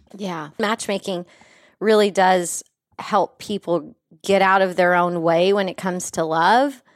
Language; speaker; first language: English; native; English